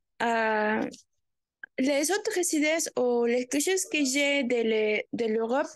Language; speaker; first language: French; non-native, learner; Spanish